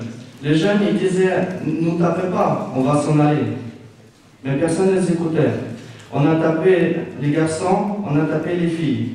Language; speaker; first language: French; non-native, fluent; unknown